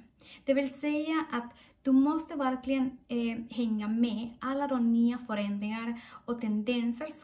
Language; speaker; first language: Swedish; non-native, fluent; Spanish